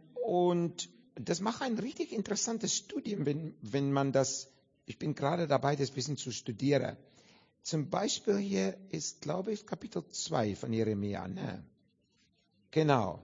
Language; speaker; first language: German; non-native, learner; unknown